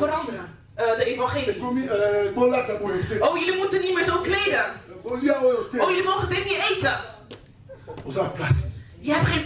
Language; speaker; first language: Dutch; non-native, fluent; French